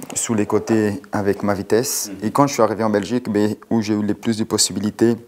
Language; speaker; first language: French; non-native, fluent; Portuguese